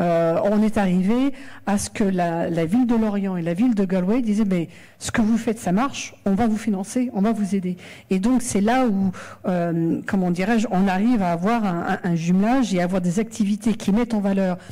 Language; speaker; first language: French; native; French